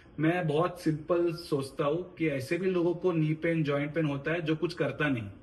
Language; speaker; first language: Hindi; non-native, local second language; Marathi